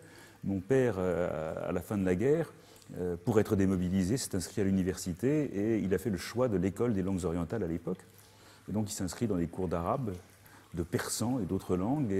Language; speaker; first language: French; native; French